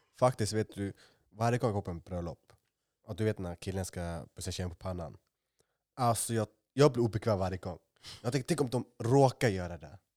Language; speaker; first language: Swedish; early bilingual, other home language; Somali